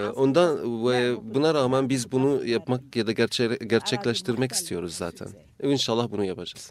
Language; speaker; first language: Turkish; non-native, fluent; Arabic